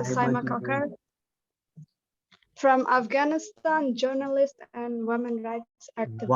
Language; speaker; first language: English; non-native, fluent; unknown